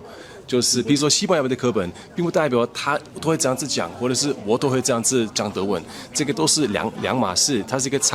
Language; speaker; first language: Chinese; non-native, fluent; German